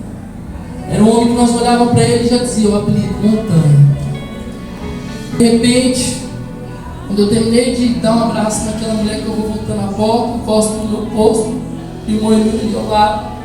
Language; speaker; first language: Portuguese; native; Portuguese